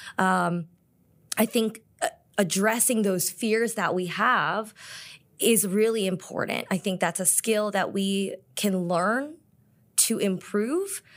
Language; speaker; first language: English; early bilingual, other home language; Korean